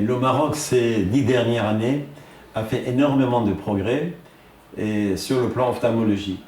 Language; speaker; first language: French; non-native, fluent; Persian